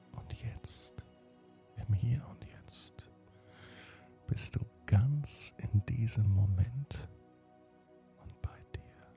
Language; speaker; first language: German; native; German